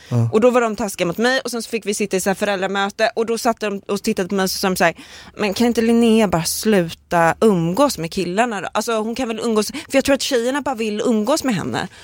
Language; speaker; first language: Swedish; native; Swedish